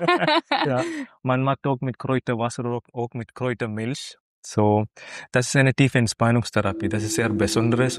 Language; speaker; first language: German; non-native, learner; Malayalam